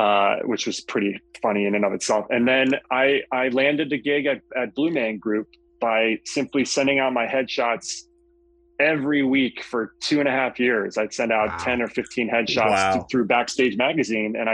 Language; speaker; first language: English; native; English